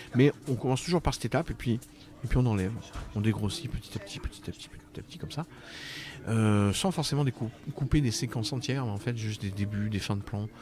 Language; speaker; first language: French; native; French